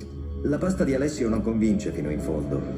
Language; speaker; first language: Italian; native; Italian